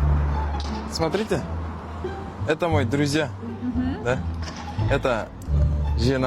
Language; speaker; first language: Russian; non-native, local second language; Kazakh